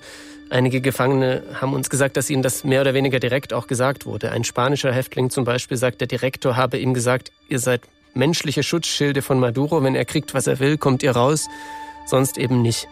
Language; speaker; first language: German; native; German